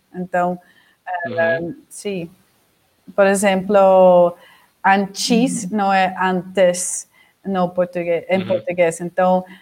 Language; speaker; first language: Portuguese; non-native, fluent; Dutch